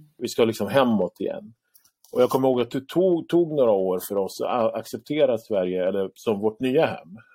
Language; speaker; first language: Swedish; early bilingual, other home language; Arabic